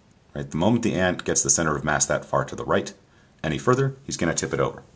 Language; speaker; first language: English; native; English